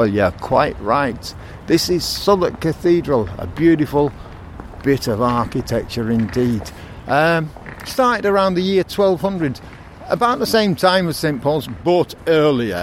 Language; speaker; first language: English; native; English